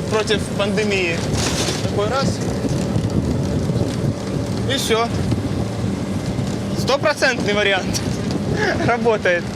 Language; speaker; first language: Russian; native; Russian